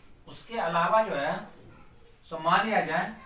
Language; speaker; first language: Hindi; native; Hindi